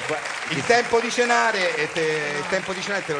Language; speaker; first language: Italian; native; Italian